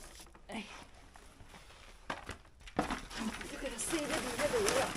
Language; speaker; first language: Chinese; native; Chinese